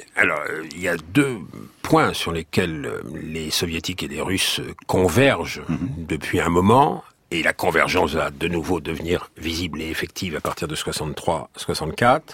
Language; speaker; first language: French; native; French